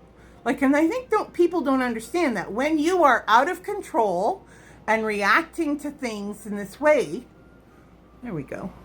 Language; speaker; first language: English; native; English